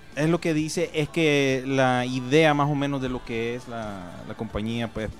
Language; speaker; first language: Spanish; native; Spanish